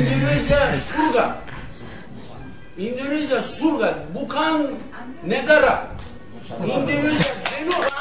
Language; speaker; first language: Indonesian; non-native, learner; Turkish